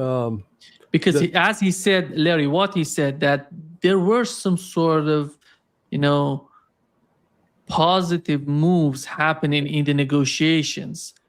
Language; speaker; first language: English; non-native, fluent; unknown